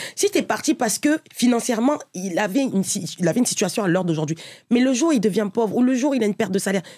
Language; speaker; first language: French; native; French